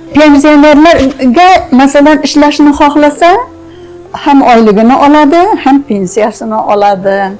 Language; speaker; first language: Uzbek; non-native, local second language; Russian